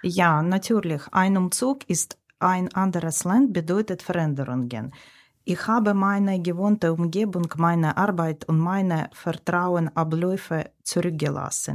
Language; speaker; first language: German; non-native, learner; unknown